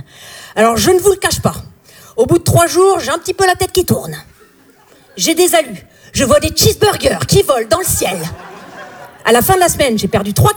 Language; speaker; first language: French; native; French